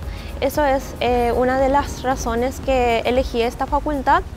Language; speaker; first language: Spanish; non-native, fluent; Japanese